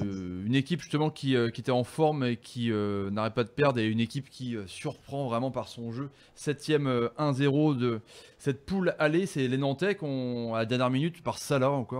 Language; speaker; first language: French; native; French